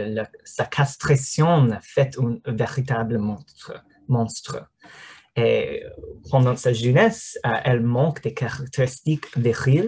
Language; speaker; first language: French; non-native, learner; English